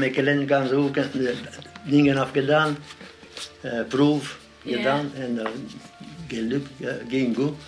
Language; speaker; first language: Dutch; non-native, learner; Hungarian